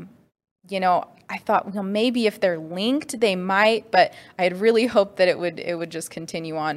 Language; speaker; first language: English; native; English